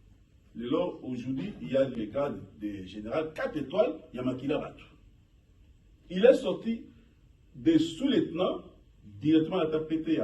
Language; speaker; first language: French; non-native, local second language; Lingala